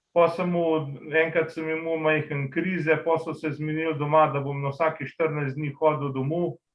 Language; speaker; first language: Slovenian; native; Slovenian